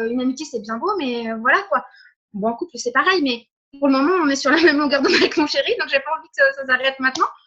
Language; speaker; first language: French; early bilingual, other home language; Portuguese